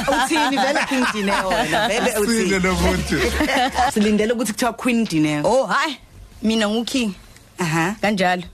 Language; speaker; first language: Zulu; non-native, local second language; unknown